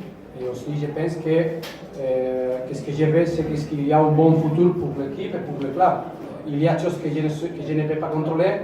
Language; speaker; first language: French; non-native, fluent; Spanish